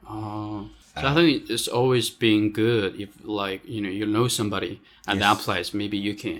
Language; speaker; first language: English; non-native, fluent; Chinese